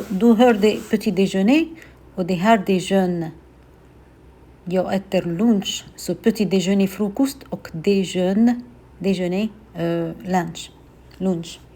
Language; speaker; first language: Swedish; non-native, fluent; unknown